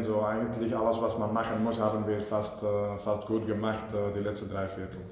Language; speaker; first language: German; non-native, fluent; Dutch